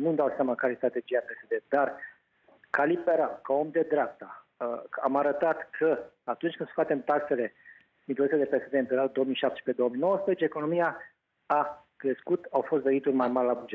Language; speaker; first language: Romanian; native; Romanian